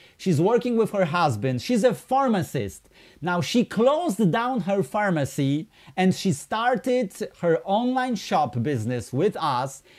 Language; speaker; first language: English; non-native, fluent; Polish